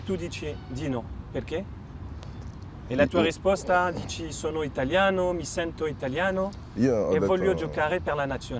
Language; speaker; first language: Italian; non-native, fluent; French